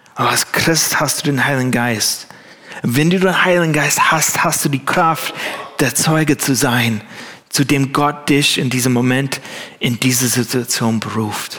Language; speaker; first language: German; non-native, fluent; English